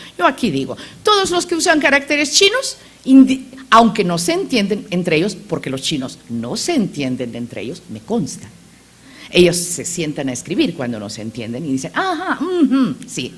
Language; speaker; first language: Spanish; non-native, fluent; Macedonian